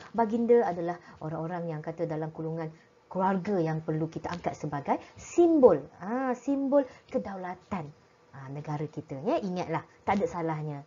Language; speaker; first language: Malay; native; Malay